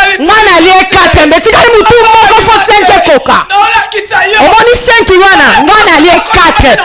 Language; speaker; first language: Lingala; non-native, local second language; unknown